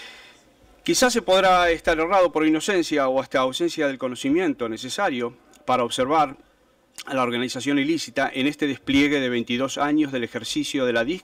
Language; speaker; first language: Spanish; native; Spanish